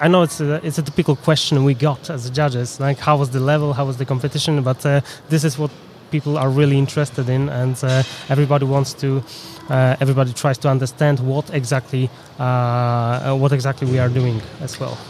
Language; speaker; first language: English; non-native, fluent; Polish